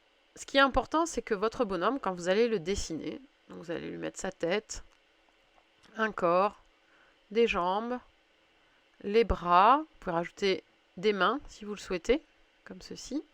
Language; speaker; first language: French; native; French